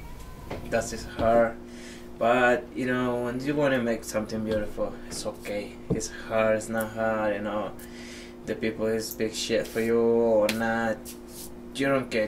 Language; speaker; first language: English; non-native, learner; Spanish